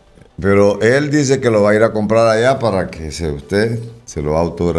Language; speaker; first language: Spanish; native; Spanish